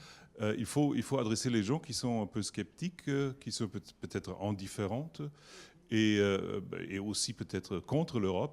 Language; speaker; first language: French; non-native, learner; German